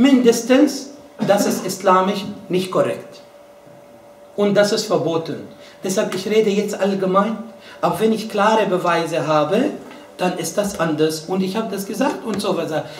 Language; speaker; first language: German; non-native, fluent; Arabic